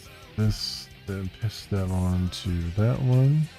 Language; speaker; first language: English; native; English